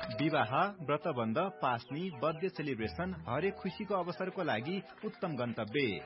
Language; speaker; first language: Nepali; native; Nepali